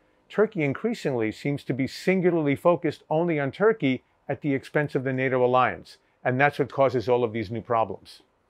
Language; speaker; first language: English; early bilingual, other home language; Greek